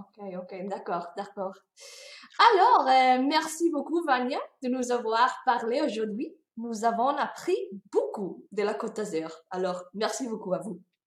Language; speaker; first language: French; non-native, fluent; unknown